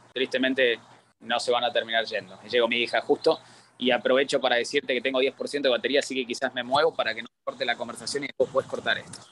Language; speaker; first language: Spanish; native; Spanish